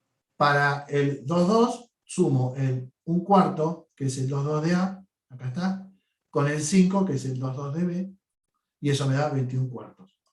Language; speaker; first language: Spanish; native; Spanish